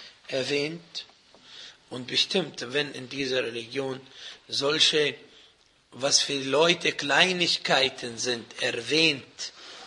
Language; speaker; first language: German; non-native, fluent; Arabic